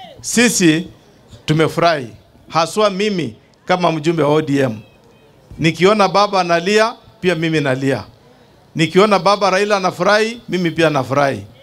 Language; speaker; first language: Swahili; non-native, local second language; Luyia